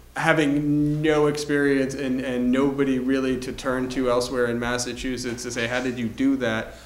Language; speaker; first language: English; native; English